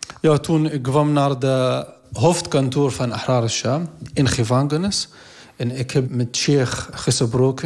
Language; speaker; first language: Dutch; non-native, learner; Arabic